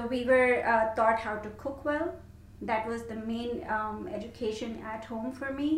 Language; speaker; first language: English; non-native, local second language; Hindi